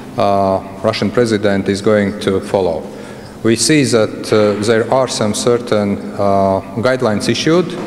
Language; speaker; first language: English; non-native, fluent; Latvian